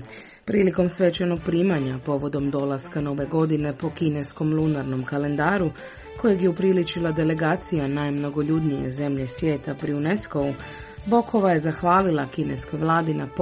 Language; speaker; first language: Croatian; native; Croatian